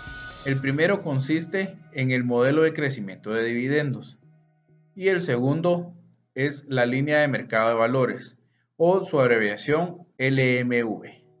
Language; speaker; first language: Spanish; native; Spanish